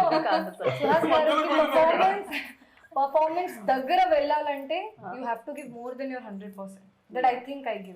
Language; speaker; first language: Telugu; non-native, local second language; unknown